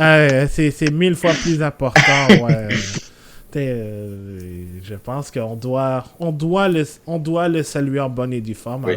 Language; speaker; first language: French; native; French